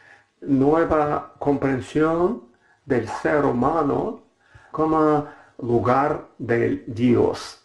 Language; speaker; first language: Spanish; non-native, learner; Russian